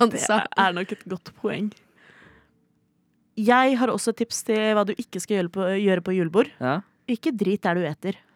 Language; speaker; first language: Norwegian; native; Norwegian